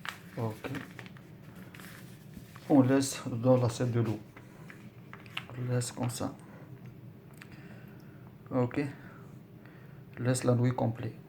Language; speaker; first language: French; non-native, learner; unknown